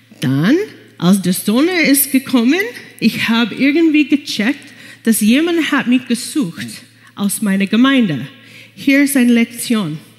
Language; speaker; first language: German; non-native, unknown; English